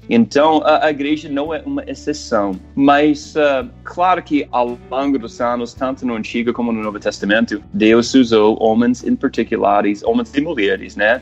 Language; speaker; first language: Portuguese; non-native, fluent; English